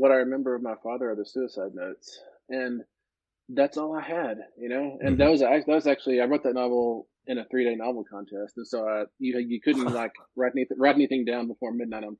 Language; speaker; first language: English; native; English